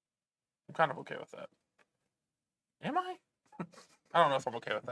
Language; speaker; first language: English; native; English